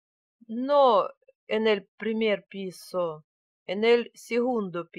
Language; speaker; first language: Spanish; non-native, learner; Russian